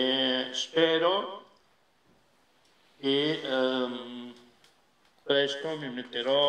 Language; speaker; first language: Italian; non-native, fluent; Catalan